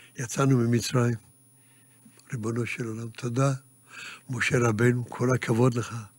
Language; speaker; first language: Hebrew; early bilingual, other home language; Yiddish